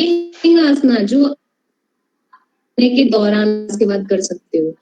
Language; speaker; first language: Hindi; native; Hindi